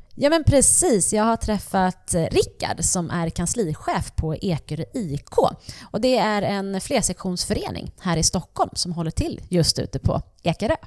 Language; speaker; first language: Swedish; native; Swedish